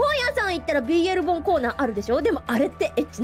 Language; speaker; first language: Japanese; native; Japanese